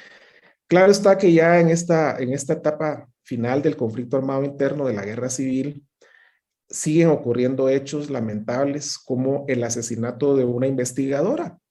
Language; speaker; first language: Spanish; native; Spanish